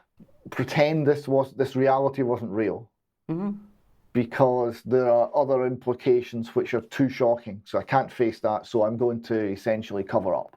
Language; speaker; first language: English; native; English